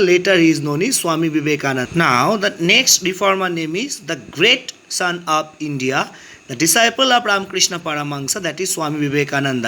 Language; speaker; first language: English; non-native, local second language; Bangla